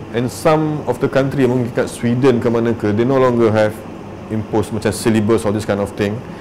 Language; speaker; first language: English; non-native, local second language; Malay